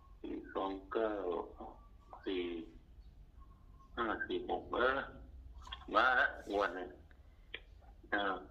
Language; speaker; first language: Thai; non-native, local second language; Northeastern Thai